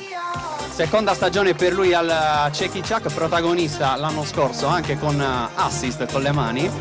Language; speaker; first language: Italian; native; Italian